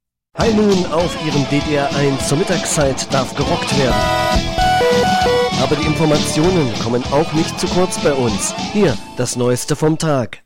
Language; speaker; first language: German; native; German